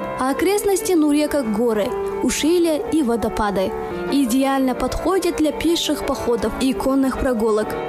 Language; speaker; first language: Russian; non-native, local second language; Tajik